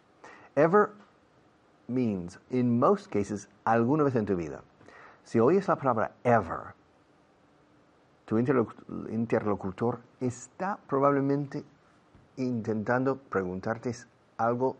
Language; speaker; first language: Spanish; non-native, fluent; English